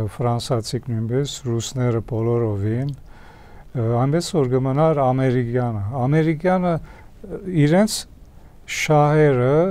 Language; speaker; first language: Armenian; early bilingual, heritage; Armenian